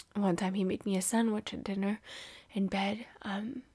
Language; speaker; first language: English; non-native, fluent; Indonesian